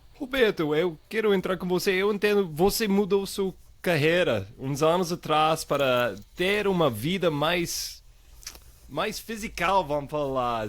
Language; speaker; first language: Portuguese; non-native, fluent; English